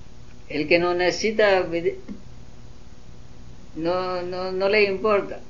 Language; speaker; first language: Spanish; non-native, learner; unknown